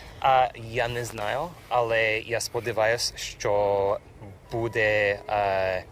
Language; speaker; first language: Ukrainian; non-native, learner; English